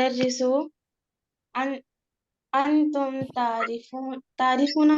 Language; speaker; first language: Arabic; non-native, learner; Urdu